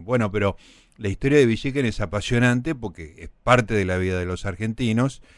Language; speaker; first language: Spanish; native; Spanish